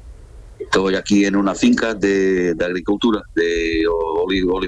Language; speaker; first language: Spanish; non-native, fluent; Portuguese